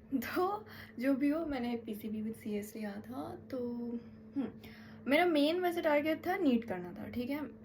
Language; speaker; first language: Hindi; non-native, local second language; Bangla